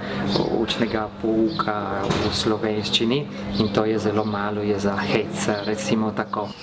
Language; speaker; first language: Slovenian; non-native, local second language; Italian